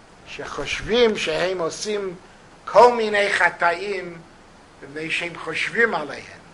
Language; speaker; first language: Hebrew; non-native, fluent; English